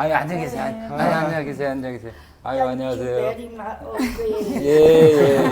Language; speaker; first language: Korean; native; Korean